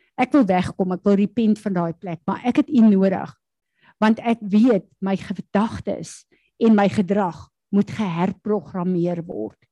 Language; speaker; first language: Afrikaans; native; Afrikaans